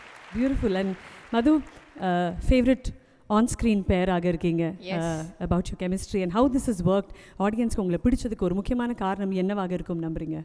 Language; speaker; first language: Tamil; native; Tamil